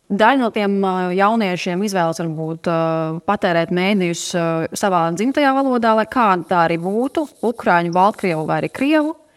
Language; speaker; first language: Latvian; non-native, local second language; Russian